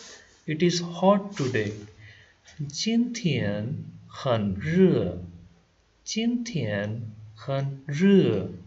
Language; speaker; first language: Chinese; non-native, fluent; Hindi